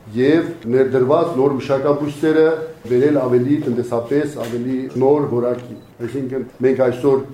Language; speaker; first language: Armenian; native; Armenian